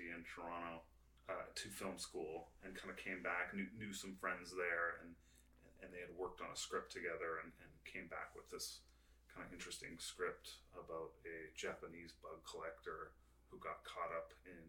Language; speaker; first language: English; native; English